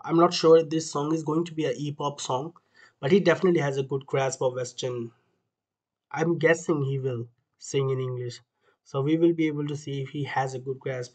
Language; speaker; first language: English; non-native, local second language; Hindi